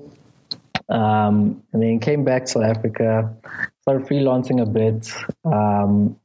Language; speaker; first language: English; non-native, local second language; Zulu